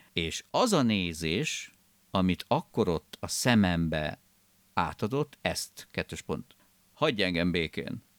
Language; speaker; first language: Hungarian; native; Hungarian